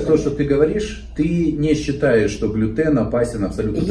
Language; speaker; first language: Russian; native; Russian